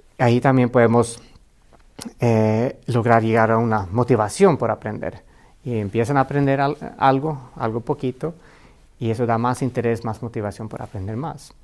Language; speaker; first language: Spanish; non-native, fluent; Finnish